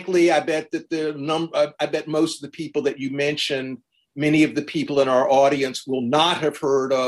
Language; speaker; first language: English; native; English